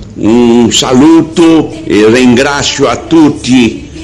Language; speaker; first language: Italian; non-native, learner; Portuguese